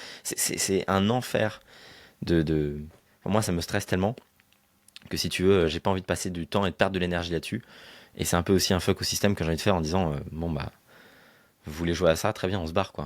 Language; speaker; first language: French; native; French